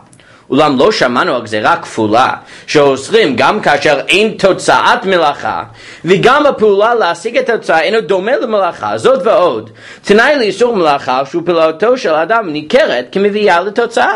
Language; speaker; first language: Hebrew; non-native, fluent; English